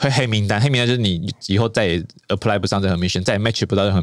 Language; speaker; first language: Chinese; native; Chinese